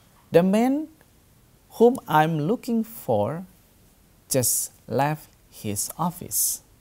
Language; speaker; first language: English; non-native, fluent; Indonesian